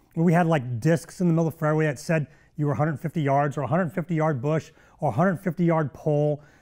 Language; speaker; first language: English; native; English